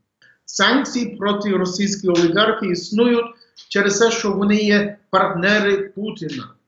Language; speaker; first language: Ukrainian; early bilingual, heritage; English